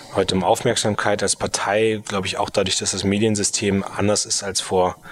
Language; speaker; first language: German; native; German